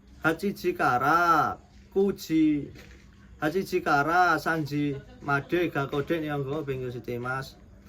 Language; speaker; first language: Japanese; non-native, learner; Indonesian